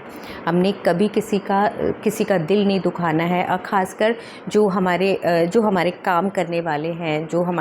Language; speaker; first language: Hindi; native; Hindi